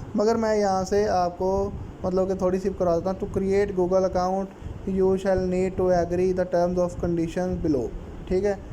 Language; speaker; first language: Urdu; non-native, local second language; Punjabi